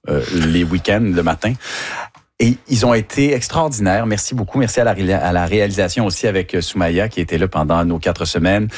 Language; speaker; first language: French; native; French